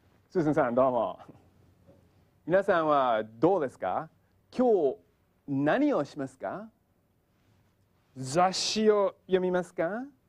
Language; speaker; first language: Japanese; non-native, fluent; English